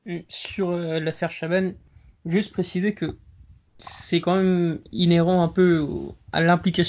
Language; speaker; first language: French; native; French